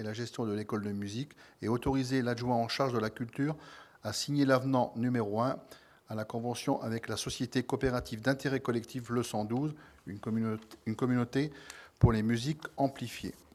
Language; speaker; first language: French; native; French